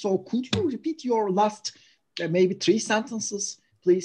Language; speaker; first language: English; non-native, fluent; Turkish